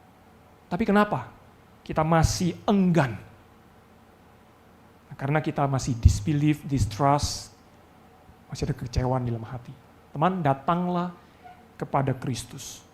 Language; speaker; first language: Indonesian; native; Indonesian